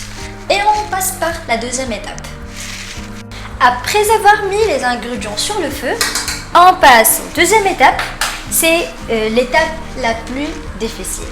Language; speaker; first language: French; non-native, local second language; Arabic